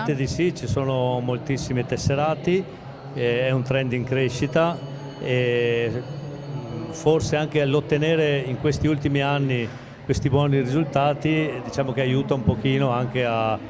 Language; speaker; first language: Italian; native; Italian